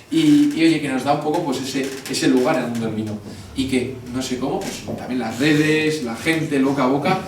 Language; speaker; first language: Spanish; native; Spanish